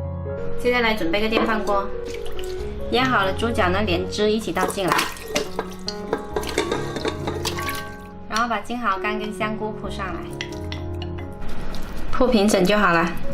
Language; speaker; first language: Chinese; non-native, local second language; Hakka Chinese